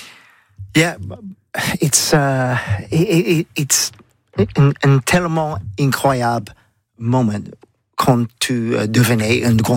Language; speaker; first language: French; non-native, learner; English